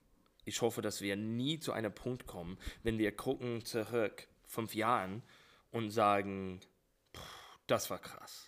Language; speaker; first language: German; non-native, fluent; English